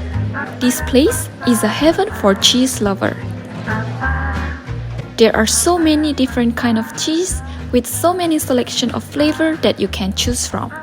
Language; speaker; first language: English; non-native, fluent; Indonesian